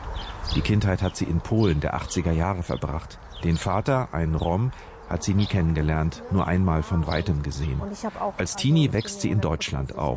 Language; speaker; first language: German; native; German